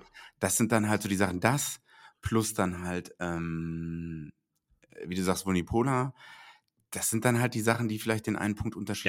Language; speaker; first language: German; native; German